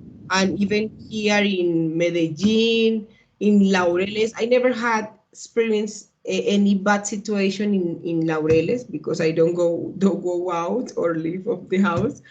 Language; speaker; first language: English; non-native, learner; Spanish